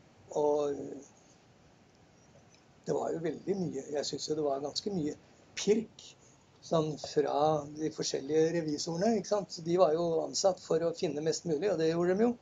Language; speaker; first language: Norwegian; native; Norwegian